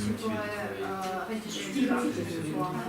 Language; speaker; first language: French; non-native, learner; Ukrainian